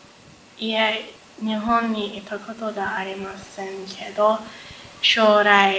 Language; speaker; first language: Japanese; non-native, learner; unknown